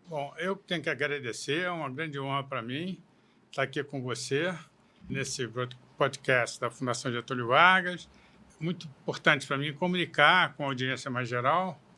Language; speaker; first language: Portuguese; native; Portuguese